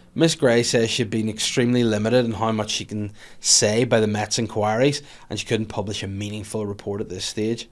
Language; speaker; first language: English; native; English